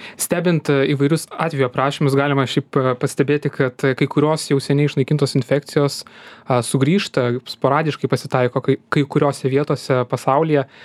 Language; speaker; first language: Lithuanian; native; Lithuanian